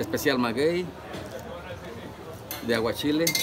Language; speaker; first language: Spanish; native; Spanish